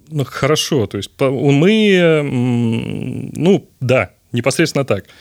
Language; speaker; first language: Russian; native; Russian